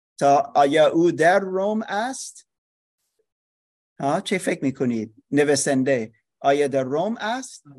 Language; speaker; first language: Persian; non-native, learner; English